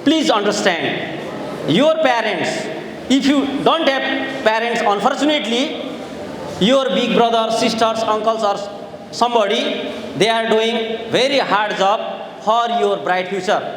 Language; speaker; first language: English; non-native, local second language; Nepali